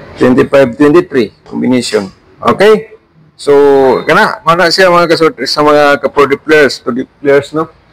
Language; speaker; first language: Filipino; non-native, local second language; Cebuano